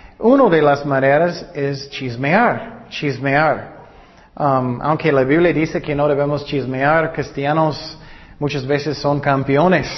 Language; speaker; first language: Spanish; non-native, learner; English